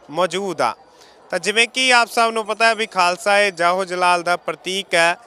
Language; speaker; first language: Punjabi; native; Punjabi